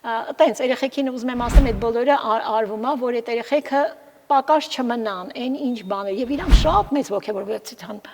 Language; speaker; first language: Armenian; early bilingual, heritage; Armenian